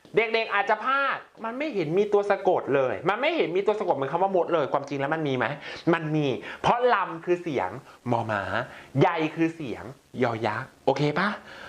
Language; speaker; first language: Thai; native; Thai